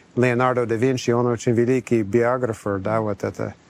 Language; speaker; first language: Russian; non-native, fluent; English